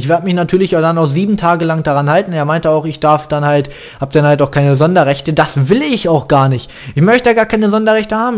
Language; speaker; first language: German; native; German